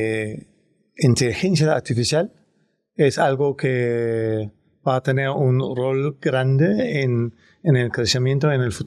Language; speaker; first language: Spanish; non-native, fluent; Danish